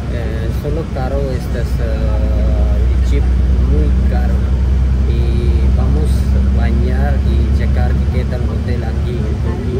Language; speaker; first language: Spanish; non-native, learner; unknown